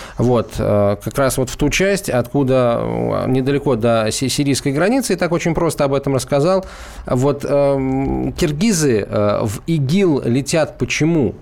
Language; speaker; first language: Russian; native; Russian